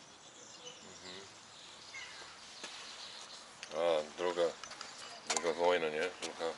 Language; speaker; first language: Polish; non-native, learner; English